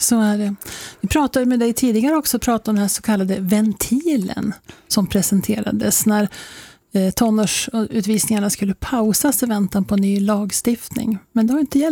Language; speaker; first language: Swedish; native; Swedish